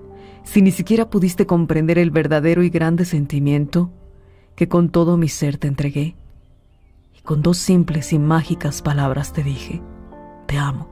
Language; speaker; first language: Spanish; native; Spanish